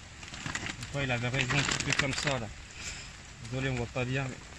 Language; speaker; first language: French; native; French